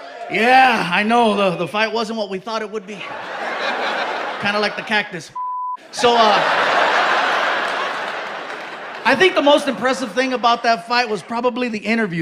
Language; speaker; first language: English; native; English